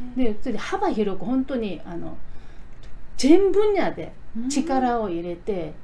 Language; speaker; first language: Japanese; non-native, fluent; Korean